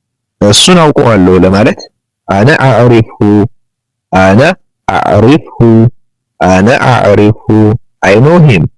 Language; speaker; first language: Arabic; non-native, learner; Amharic